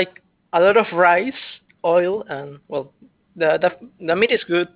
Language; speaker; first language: English; non-native, fluent; Spanish